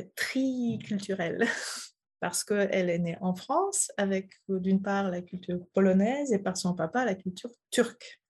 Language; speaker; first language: French; non-native, fluent; Polish